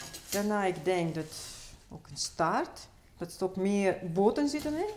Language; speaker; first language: Dutch; non-native, fluent; Russian